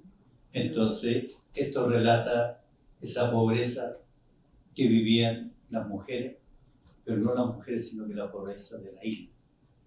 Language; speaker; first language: Spanish; non-native, local second language; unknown